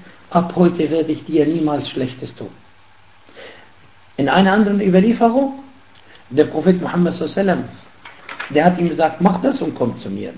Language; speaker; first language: German; non-native, fluent; Arabic